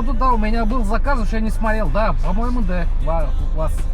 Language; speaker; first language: Russian; non-native, local second language; Kyrgyz